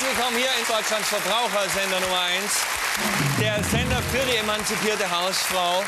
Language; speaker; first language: German; native; German